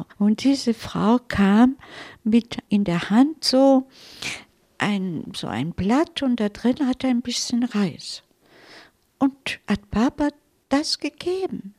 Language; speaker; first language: German; non-native, fluent; Italian